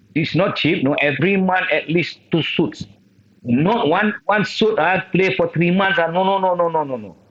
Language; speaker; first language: English; non-native, local second language; Malay